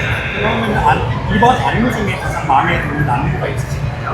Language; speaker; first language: Korean; non-native, fluent; Thai